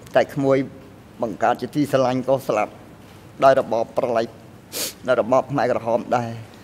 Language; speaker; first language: Khmer; non-native, local second language; Eastern Cham